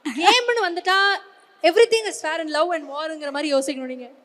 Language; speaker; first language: Tamil; native; Tamil